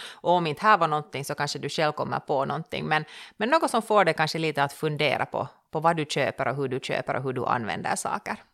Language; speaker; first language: Swedish; native; Swedish